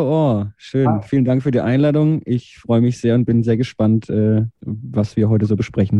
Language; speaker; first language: German; native; German